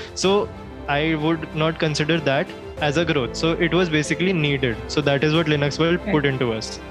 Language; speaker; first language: English; non-native, local second language; Hindi